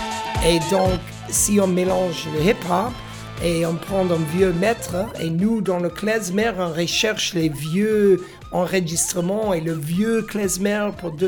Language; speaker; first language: French; non-native, fluent; English